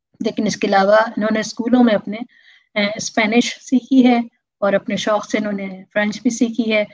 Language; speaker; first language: Urdu; native; Urdu